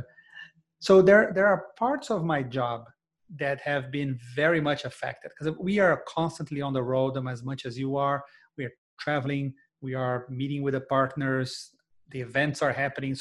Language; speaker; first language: English; non-native, fluent; Portuguese